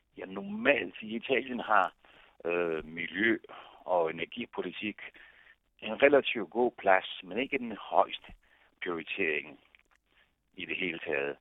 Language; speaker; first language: Danish; non-native, fluent; Italian